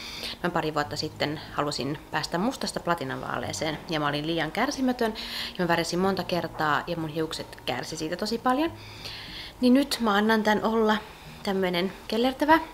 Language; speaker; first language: Finnish; native; Finnish